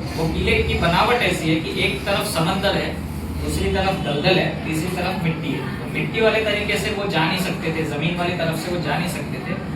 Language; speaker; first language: Hindi; non-native, local second language; Marathi